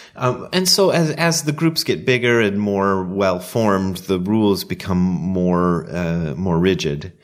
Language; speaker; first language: English; native; English